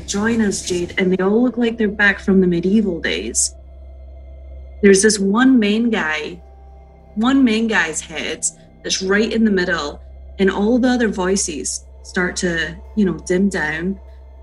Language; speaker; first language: English; native; English